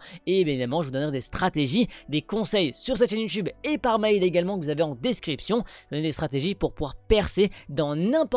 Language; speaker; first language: French; native; French